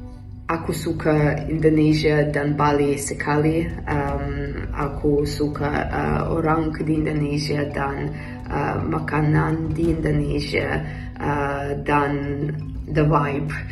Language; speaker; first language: Indonesian; non-native, learner; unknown